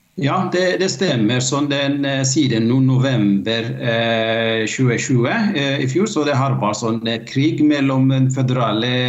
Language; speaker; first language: Norwegian; non-native, fluent; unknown